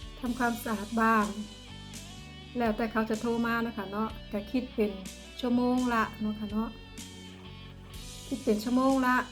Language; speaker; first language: Thai; non-native, local second language; Northeastern Thai